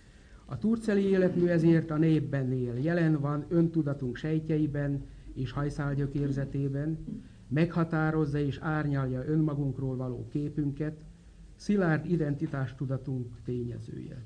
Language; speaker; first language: Hungarian; native; Hungarian